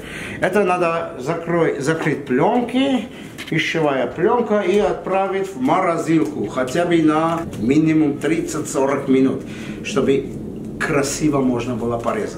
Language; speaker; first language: Russian; non-native, fluent; Armenian